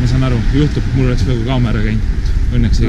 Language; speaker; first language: Estonian; native; Estonian